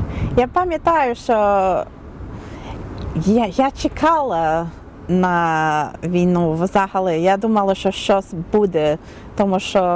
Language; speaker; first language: Ukrainian; non-native, learner; English